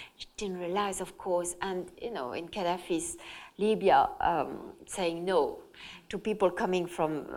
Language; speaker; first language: English; non-native, fluent; French